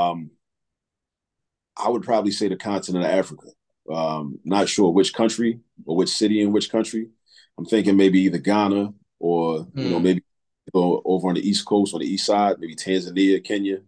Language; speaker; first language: English; native; English